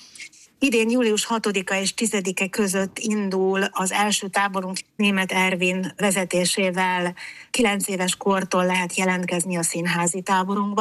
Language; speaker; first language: Hungarian; native; Hungarian